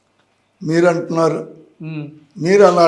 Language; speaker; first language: Telugu; non-native, learner; Tamil